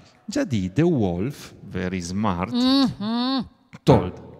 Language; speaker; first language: English; non-native, fluent; Italian